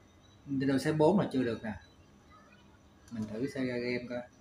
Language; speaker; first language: Vietnamese; native; Vietnamese